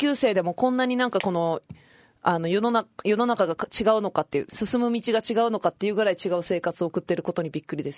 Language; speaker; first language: Japanese; native; Japanese